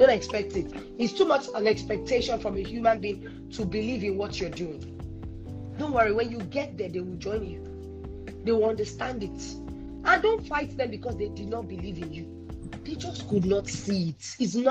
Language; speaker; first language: English; non-native, local second language; Yoruba